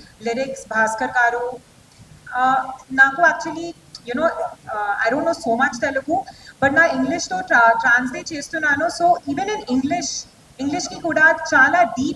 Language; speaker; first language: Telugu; non-native, local second language; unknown